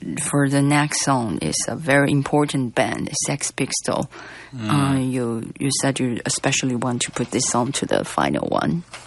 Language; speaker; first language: English; non-native, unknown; Chinese